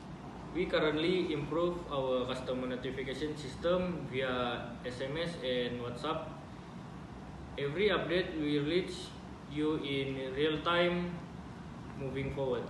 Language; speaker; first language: English; non-native, learner; Malay